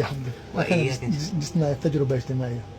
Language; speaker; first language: Arabic; native; Arabic